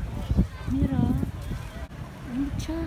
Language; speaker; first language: Spanish; non-native, learner; English